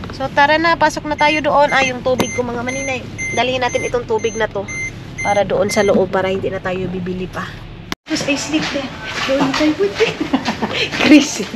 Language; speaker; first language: Filipino; non-native, local second language; Cebuano